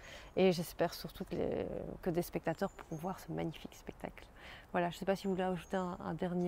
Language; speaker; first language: French; native; French